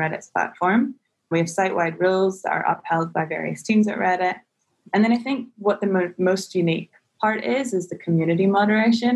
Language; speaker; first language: English; native; English